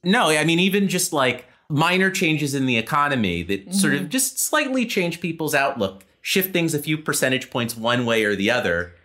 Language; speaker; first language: English; native; English